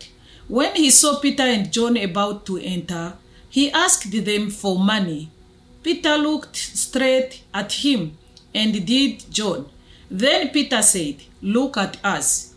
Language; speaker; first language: English; non-native, local second language; Kinyarwanda